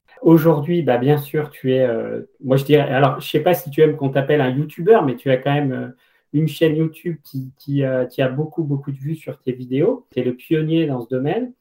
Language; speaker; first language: French; native; French